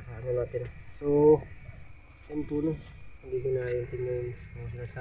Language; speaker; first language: Filipino; non-native, local second language; Cebuano